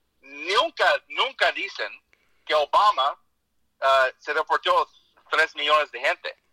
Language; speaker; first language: Spanish; early bilingual, heritage; Spanish